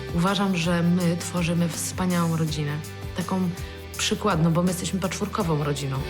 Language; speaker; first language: Polish; native; Polish